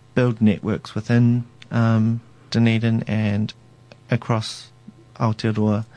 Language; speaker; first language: English; native; English